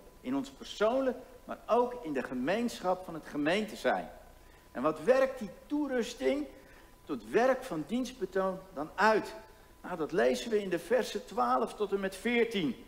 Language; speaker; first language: Dutch; native; Dutch